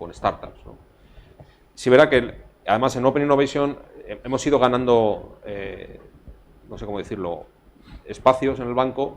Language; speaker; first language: Spanish; native; Spanish